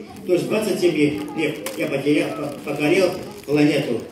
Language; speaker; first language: Russian; non-native, local second language; Yakut